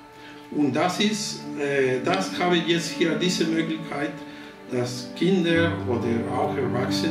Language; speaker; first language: German; non-native, fluent; Spanish